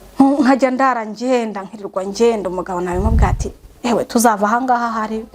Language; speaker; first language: Kinyarwanda; native; Kinyarwanda